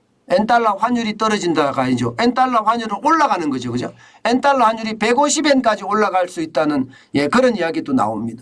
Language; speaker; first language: Korean; native; Korean